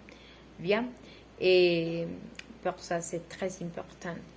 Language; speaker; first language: French; non-native, learner; Spanish